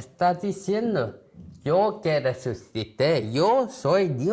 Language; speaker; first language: Spanish; non-native, learner; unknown